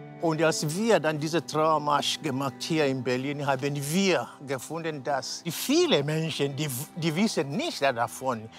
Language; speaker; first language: German; non-native, fluent; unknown